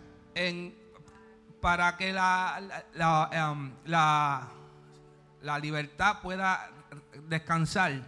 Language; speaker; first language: Spanish; early bilingual, heritage; Spanish